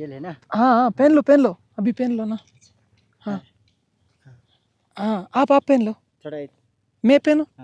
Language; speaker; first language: Hindi; non-native, local second language; Kannada